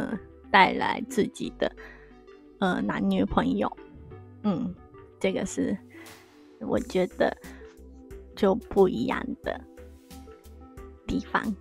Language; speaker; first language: Chinese; non-native, fluent; Japanese